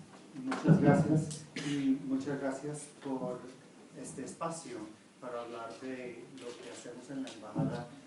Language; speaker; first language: Spanish; non-native, fluent; English